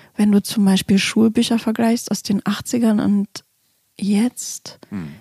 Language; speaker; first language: German; native; German